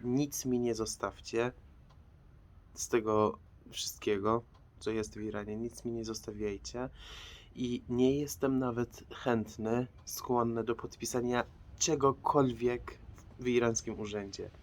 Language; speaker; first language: Polish; non-native, fluent; Persian